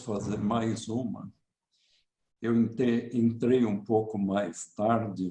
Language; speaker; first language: Portuguese; early bilingual, other home language; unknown